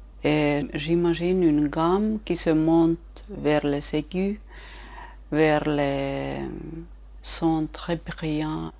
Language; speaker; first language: French; non-native, fluent; Finnish